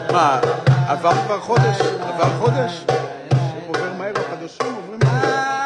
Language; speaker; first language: Hebrew; native; Hebrew